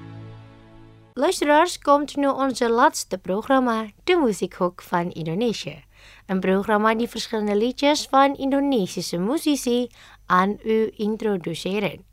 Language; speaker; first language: Dutch; non-native, fluent; Indonesian